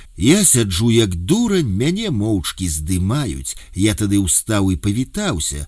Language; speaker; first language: Belarusian; native; Belarusian